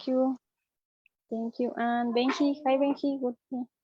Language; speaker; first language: English; non-native, learner; Spanish